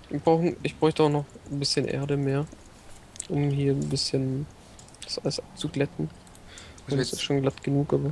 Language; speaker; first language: German; native; German